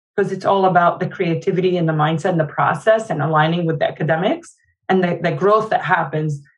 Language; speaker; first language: English; non-native, fluent; Arabic